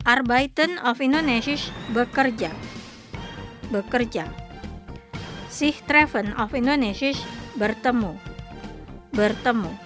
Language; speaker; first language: German; non-native, fluent; Indonesian